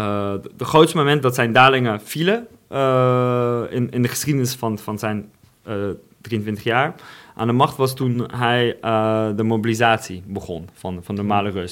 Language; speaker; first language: Dutch; non-native, fluent; Russian